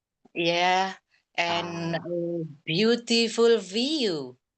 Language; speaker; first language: English; non-native, learner; Indonesian